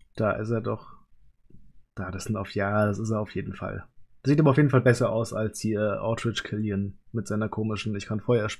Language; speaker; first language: German; native; German